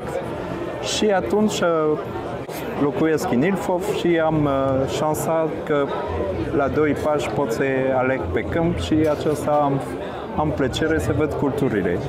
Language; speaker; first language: Romanian; non-native, fluent; French